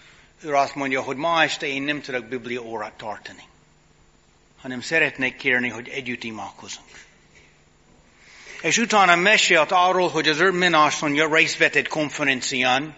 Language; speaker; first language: Hungarian; non-native, fluent; English